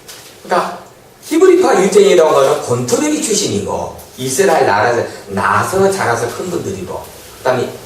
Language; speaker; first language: Korean; native; Korean